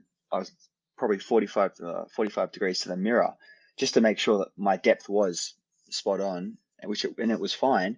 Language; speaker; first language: English; native; English